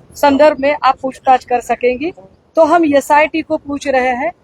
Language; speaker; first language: Hindi; non-native, local second language; Marathi